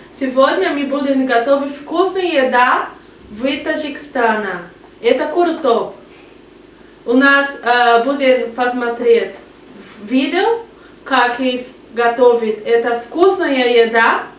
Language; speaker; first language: Russian; non-native, learner; Portuguese